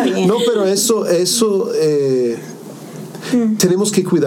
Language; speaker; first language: Spanish; non-native, fluent; English